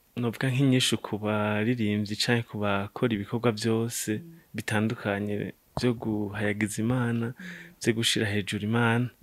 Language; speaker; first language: Rundi; native; Rundi